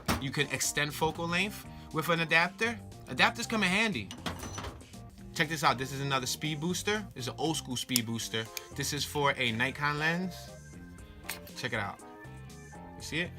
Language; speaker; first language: English; native; English